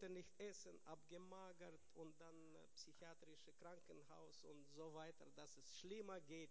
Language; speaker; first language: German; non-native, learner; Russian